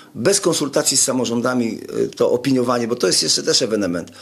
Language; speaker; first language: Polish; native; Polish